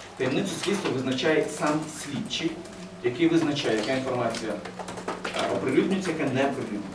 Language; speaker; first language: Ukrainian; early bilingual, other home language; Persian